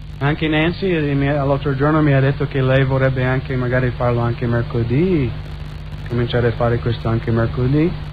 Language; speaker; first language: Italian; non-native, fluent; English